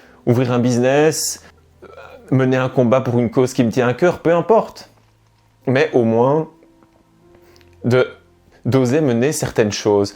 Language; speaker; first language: French; native; French